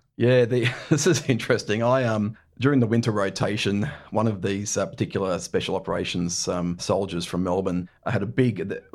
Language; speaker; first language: English; native; English